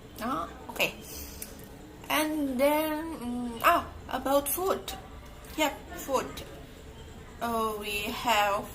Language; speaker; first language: English; non-native, learner; Indonesian